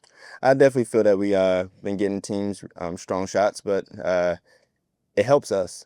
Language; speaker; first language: English; native; English